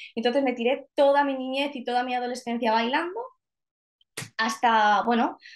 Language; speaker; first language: Spanish; native; Spanish